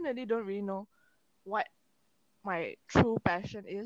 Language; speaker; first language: English; non-native, local second language; Malay